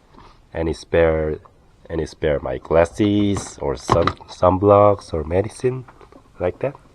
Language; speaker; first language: English; non-native, learner; Korean